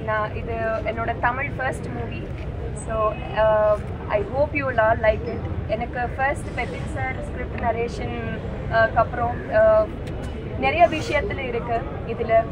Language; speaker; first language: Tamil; non-native, learner; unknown